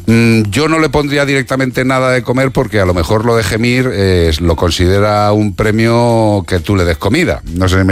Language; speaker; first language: Spanish; native; Spanish